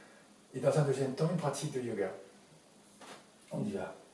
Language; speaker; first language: French; native; French